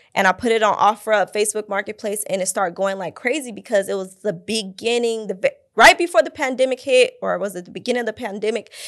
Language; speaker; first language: English; native; English